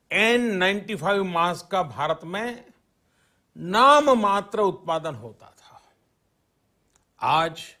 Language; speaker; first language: Hindi; non-native, local second language; Gujarati